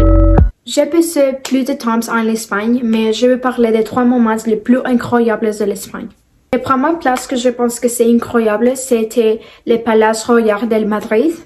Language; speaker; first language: French; non-native, learner; Spanish